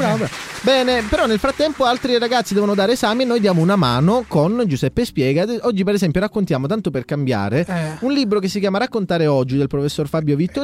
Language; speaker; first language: Italian; native; Italian